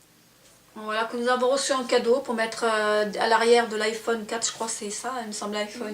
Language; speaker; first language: French; native; French